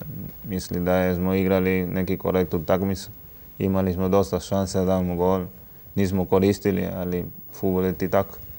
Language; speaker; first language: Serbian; non-native, learner; Spanish